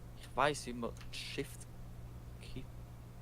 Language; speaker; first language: German; native; German